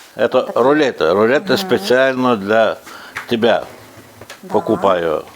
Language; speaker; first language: Russian; native; Russian